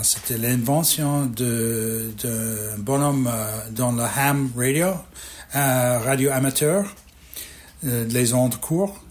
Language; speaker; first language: French; non-native, fluent; English